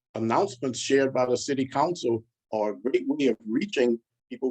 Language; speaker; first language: English; native; English